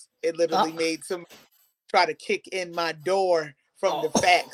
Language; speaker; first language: English; native; English